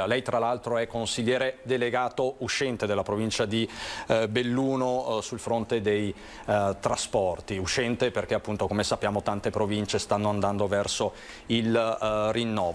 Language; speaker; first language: Italian; native; Italian